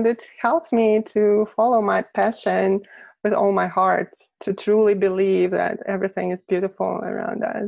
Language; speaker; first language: English; non-native, fluent; Russian